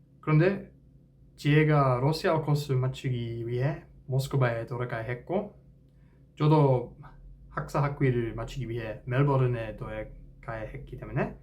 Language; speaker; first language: Korean; non-native, fluent; English